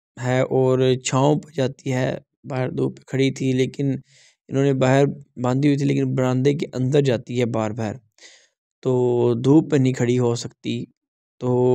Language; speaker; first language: Urdu; non-native, local second language; Punjabi